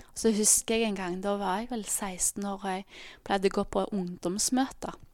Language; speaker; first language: Norwegian; native; Norwegian